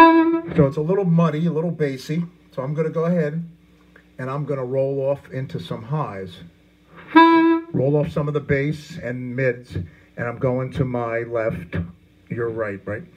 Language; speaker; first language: English; native; English